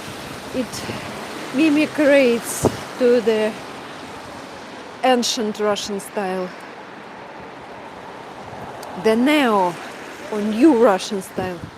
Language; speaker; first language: English; non-native, fluent; Russian